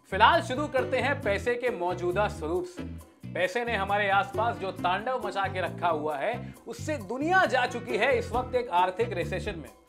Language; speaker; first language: Hindi; native; Hindi